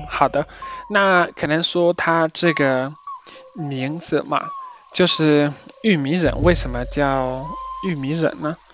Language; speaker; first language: Chinese; non-native, fluent; Spanish